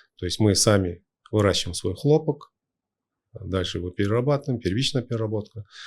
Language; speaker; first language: Russian; non-native, local second language; Uzbek